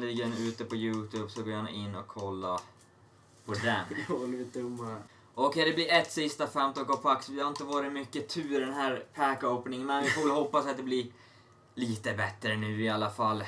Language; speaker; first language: Swedish; native; Swedish